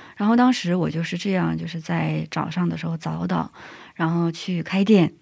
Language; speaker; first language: Chinese; non-native, local second language; Mongolian